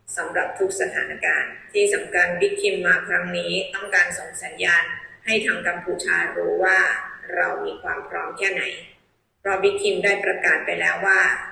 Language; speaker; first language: Thai; native; Thai